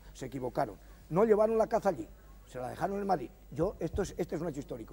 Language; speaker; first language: Spanish; native; Spanish